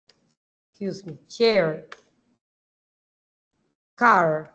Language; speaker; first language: English; non-native, fluent; Spanish